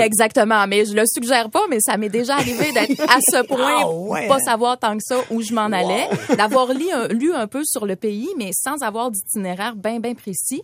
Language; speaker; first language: French; native; French